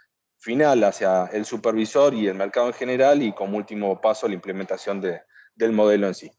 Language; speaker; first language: Spanish; native; Spanish